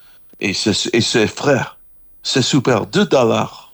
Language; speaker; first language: French; non-native, learner; English